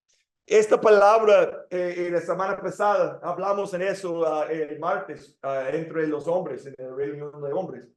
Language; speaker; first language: Spanish; non-native, fluent; English